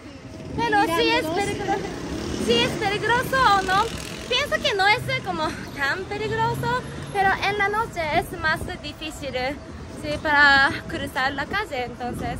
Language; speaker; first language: Spanish; non-native, fluent; Japanese